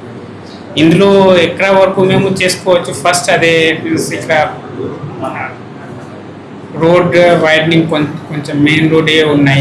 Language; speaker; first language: Telugu; non-native, fluent; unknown